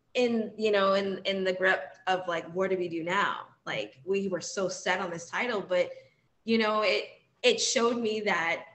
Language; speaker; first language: English; native; English